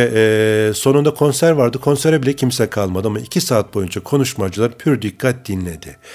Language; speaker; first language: Turkish; native; Turkish